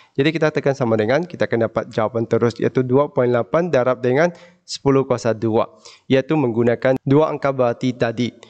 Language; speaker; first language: Malay; non-native, local second language; Chinese